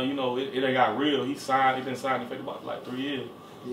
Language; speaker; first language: English; native; English